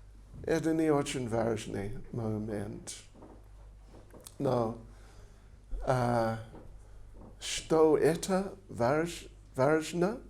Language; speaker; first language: Russian; non-native, learner; English